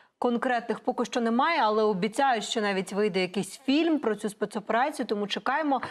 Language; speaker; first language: Ukrainian; native; Ukrainian